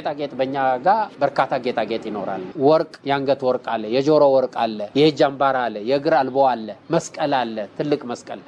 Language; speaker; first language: Amharic; non-native, local second language; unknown